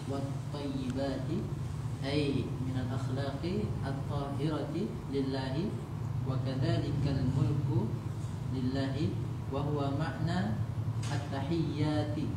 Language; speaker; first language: Arabic; non-native, learner; Indonesian